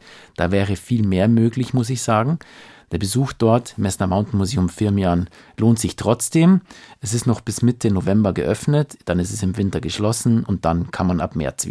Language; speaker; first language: German; native; German